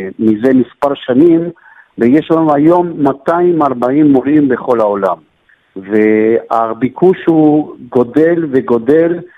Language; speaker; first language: Hebrew; early bilingual, other home language; Spanish